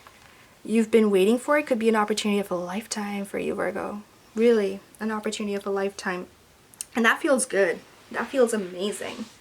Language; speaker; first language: English; native; English